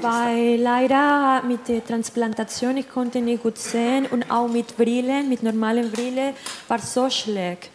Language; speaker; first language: German; non-native, learner; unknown